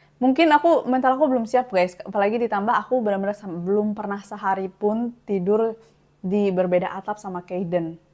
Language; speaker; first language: Indonesian; native; Indonesian